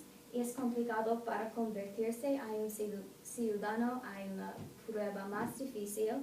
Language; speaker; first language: Spanish; non-native, learner; English